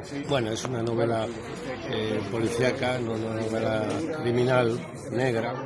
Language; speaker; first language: Spanish; native; Spanish